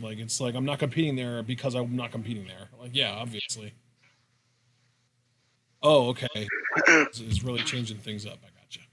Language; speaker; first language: English; native; English